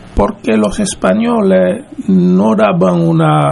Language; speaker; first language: Spanish; non-native, fluent; Haitian Creole